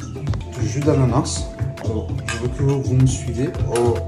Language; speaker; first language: French; non-native, local second language; Morisyen